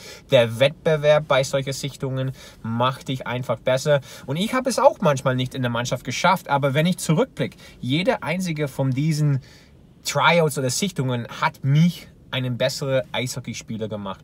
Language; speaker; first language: German; non-native, fluent; English